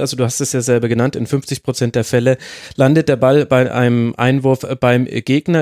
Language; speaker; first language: German; native; German